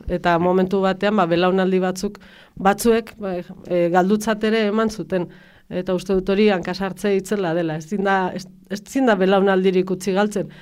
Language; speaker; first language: Basque; native; Basque